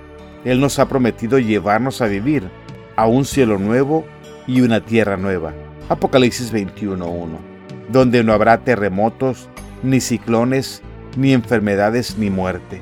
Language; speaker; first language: Spanish; native; Spanish